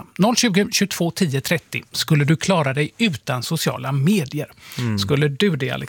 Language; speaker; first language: Swedish; native; Swedish